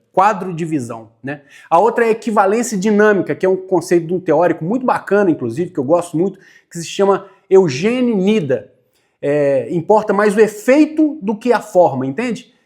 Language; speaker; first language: Portuguese; native; Portuguese